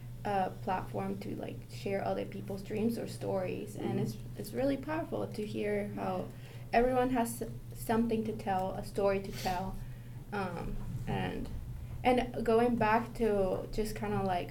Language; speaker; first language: English; non-native, fluent; Spanish